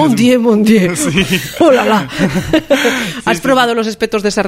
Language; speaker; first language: Spanish; native; Spanish